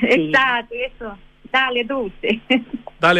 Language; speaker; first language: Spanish; non-native, fluent; Portuguese